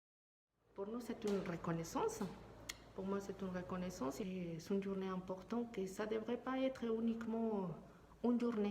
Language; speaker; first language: French; non-native, fluent; Spanish